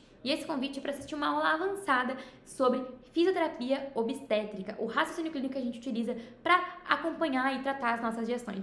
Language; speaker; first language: Portuguese; native; Portuguese